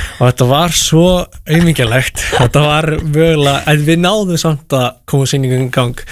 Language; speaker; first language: Icelandic; native; Icelandic